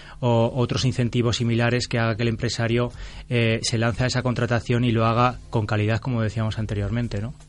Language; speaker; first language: Spanish; native; Spanish